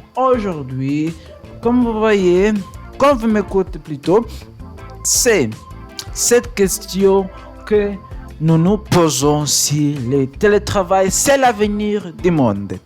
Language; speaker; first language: French; non-native, learner; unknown